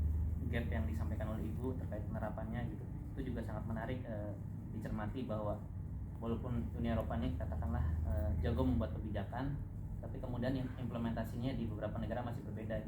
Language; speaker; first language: Indonesian; native; Indonesian